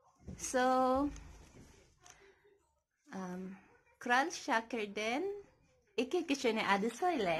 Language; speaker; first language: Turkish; non-native, learner; Filipino